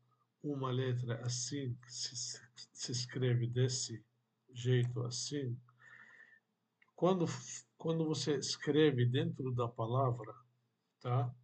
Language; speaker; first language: Portuguese; non-native, fluent; Arabic